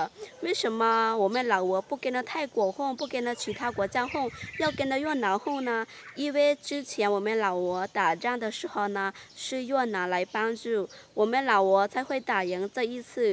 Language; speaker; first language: Chinese; non-native, fluent; Lao